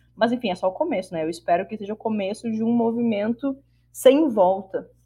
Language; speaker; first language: Portuguese; native; Portuguese